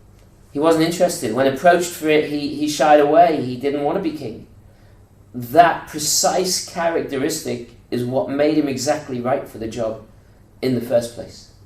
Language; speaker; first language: English; native; English